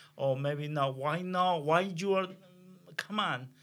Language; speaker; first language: English; non-native, learner; Spanish